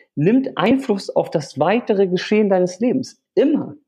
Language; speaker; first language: German; native; German